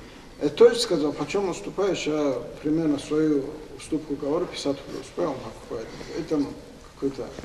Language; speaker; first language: Russian; non-native, local second language; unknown